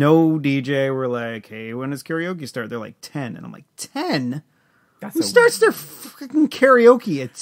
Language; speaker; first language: English; native; English